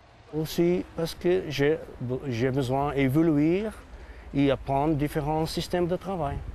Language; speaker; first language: French; non-native, learner; Portuguese